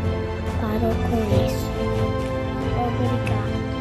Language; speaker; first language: Portuguese; early bilingual, heritage; Portuguese